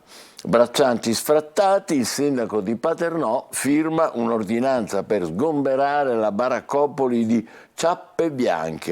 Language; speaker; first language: Italian; native; Italian